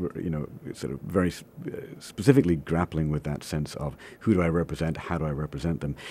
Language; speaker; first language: English; native; English